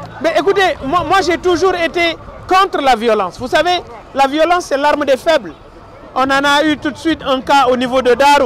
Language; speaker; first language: French; non-native, local second language; Wolof